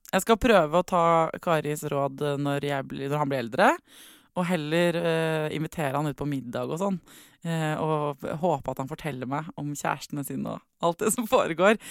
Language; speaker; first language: Norwegian; native; Norwegian